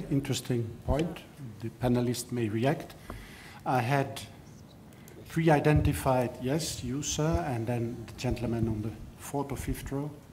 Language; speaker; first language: English; non-native, fluent; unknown